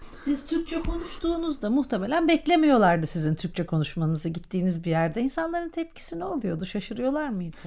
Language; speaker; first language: Turkish; native; Turkish